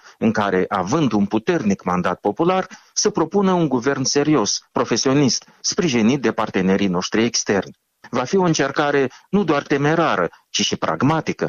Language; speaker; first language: Romanian; native; Romanian